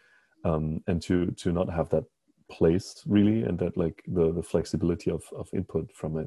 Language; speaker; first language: English; non-native, fluent; German